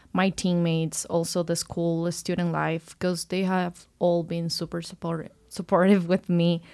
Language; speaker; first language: English; non-native, fluent; Spanish